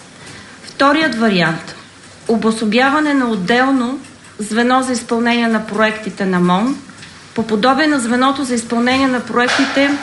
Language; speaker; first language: Bulgarian; native; Bulgarian